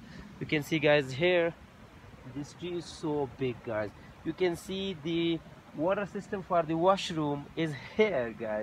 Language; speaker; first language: English; non-native, local second language; Urdu